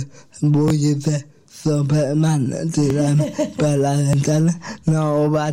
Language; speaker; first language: Catalan; non-native, local second language; Spanish